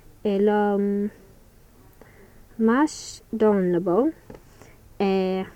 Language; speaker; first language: French; non-native, learner; English